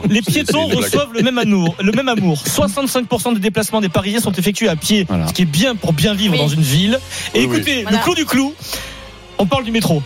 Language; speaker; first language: French; native; French